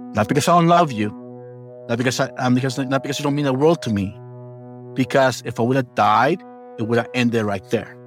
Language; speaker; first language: English; early bilingual, other home language; Spanish